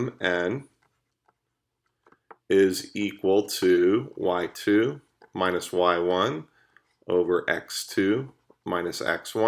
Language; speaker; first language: English; native; English